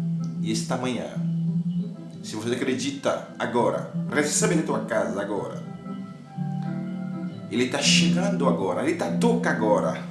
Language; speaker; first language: Portuguese; non-native, learner; Haitian Creole